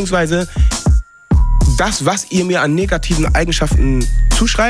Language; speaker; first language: German; native; German